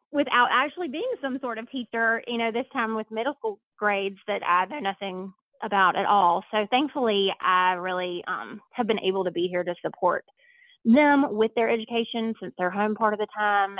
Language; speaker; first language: English; native; English